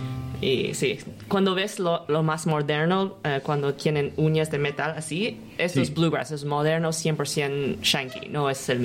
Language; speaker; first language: Spanish; non-native, learner; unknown